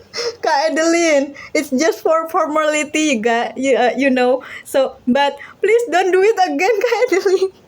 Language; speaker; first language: English; non-native, learner; Indonesian